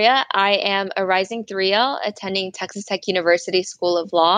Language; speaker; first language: English; native; English